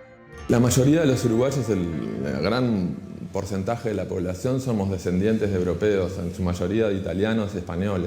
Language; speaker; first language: Spanish; native; Spanish